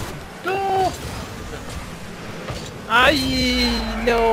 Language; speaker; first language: Spanish; native; Spanish